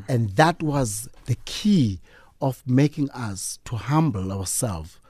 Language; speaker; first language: English; non-native, local second language; Xhosa